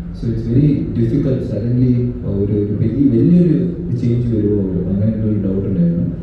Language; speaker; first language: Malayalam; early bilingual, heritage; Malayalam